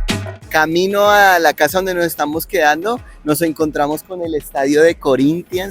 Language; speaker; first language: Spanish; native; Spanish